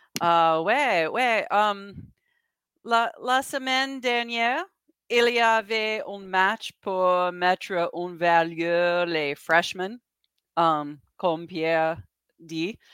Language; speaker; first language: French; non-native, learner; English